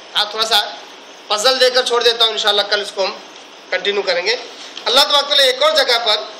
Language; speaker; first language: Urdu; native; Urdu